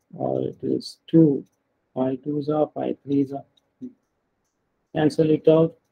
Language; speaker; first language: English; non-native, local second language; Kannada